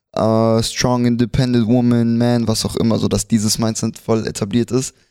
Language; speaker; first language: German; early bilingual, other home language; Spanish